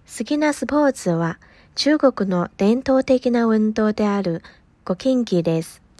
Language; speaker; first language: Japanese; non-native, fluent; Chinese